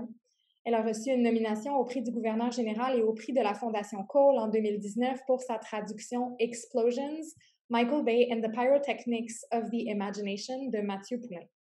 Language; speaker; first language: French; native; French